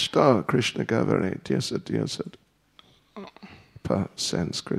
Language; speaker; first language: Russian; non-native, learner; English